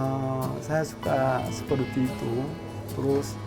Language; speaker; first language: Indonesian; non-native, learner; Korean